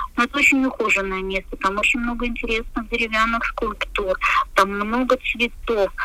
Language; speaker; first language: Russian; native; Russian